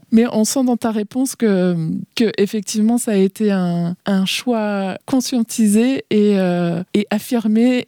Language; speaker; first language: French; native; French